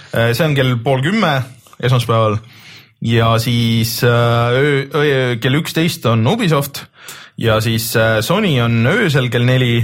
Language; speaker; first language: Estonian; native; Estonian